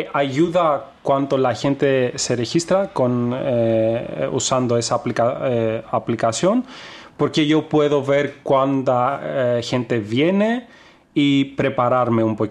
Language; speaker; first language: Spanish; non-native, fluent; Greek